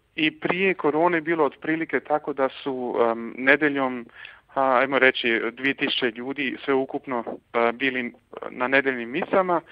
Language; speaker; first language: Croatian; early bilingual, heritage; Croatian